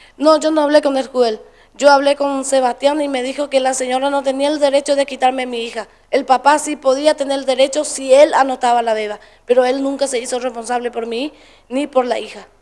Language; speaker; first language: Spanish; non-native, local second language; Guarani